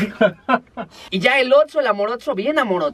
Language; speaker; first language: Spanish; native; Spanish